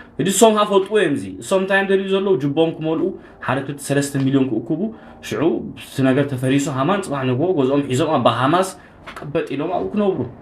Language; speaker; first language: Tigrinya; native; Tigrinya